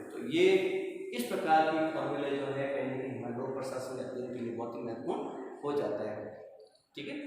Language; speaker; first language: Hindi; native; Hindi